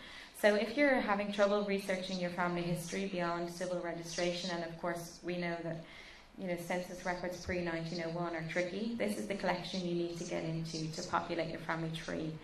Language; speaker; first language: English; native; English